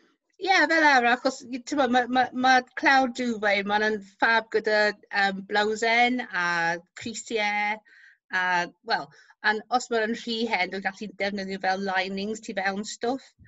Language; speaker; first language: Welsh; non-native, local second language; English